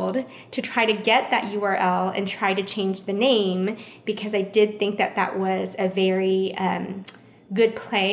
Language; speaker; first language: English; early bilingual, other home language; Vietnamese